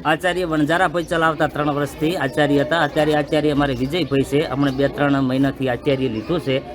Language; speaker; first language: Gujarati; native; Gujarati